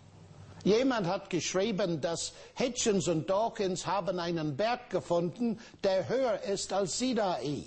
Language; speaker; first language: German; non-native, fluent; English